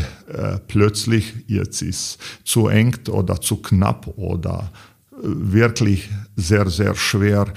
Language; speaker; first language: German; non-native, learner; Serbian